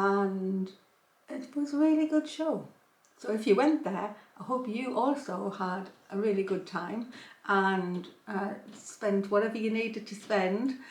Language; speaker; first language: English; native; English